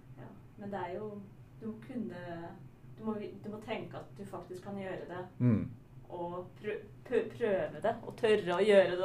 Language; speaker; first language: Norwegian; native; Norwegian